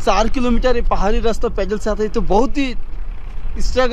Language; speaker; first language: Hindi; non-native, learner; Bangla